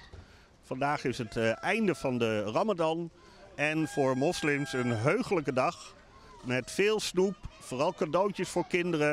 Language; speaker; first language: Dutch; native; Dutch